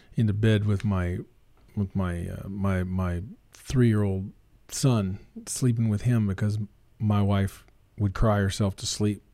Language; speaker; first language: English; native; English